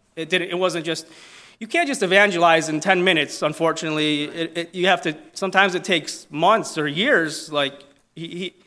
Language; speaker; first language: English; non-native, fluent; Italian